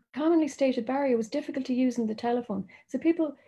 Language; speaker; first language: English; native; English